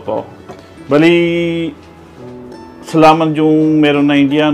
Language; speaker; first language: Filipino; non-native, learner; Punjabi